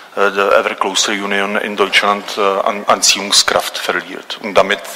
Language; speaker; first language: German; non-native, fluent; Czech